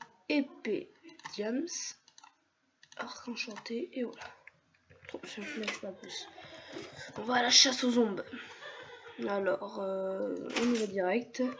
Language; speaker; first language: French; native; French